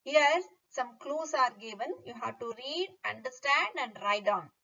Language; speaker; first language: English; non-native, local second language; Kannada